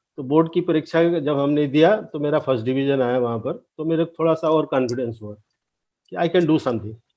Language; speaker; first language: Hindi; native; Hindi